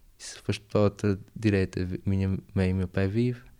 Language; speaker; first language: Portuguese; non-native, learner; Arabic